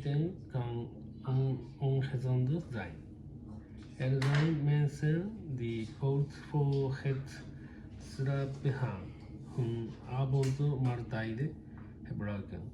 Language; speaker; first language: Dutch; non-native, learner; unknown